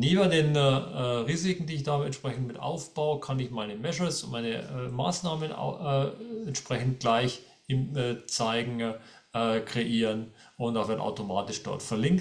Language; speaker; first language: German; native; German